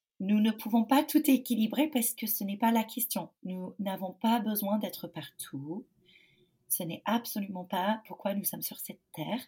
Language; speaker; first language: French; non-native, fluent; English